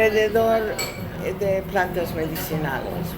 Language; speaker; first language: Spanish; non-native, learner; English